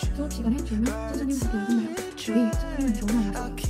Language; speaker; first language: Korean; non-native, learner; Chinese